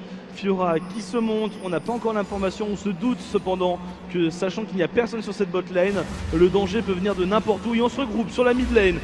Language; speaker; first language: French; native; French